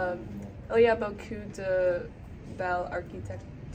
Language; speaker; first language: French; non-native, learner; English